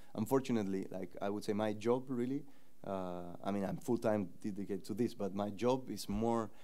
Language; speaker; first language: English; non-native, fluent; Spanish